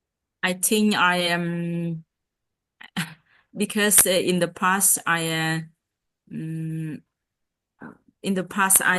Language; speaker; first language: English; non-native, learner; Vietnamese